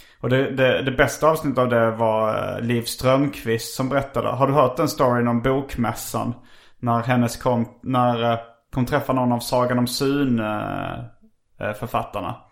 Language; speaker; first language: Swedish; native; Swedish